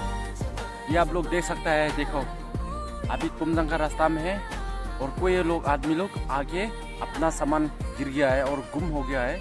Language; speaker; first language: Hindi; non-native, local second language; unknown